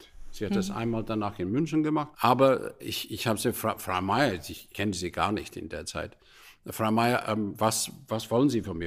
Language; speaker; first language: German; non-native, fluent; English